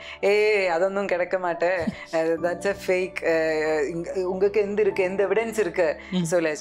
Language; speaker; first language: Tamil; non-native, learner; Malayalam